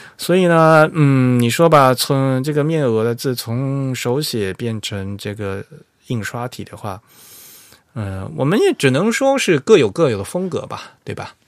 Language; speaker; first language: Chinese; native; Chinese